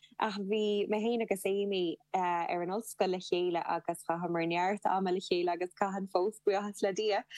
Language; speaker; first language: Irish; non-native, local second language; English